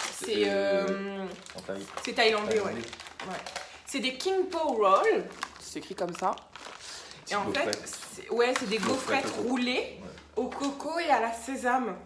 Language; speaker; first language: French; native; French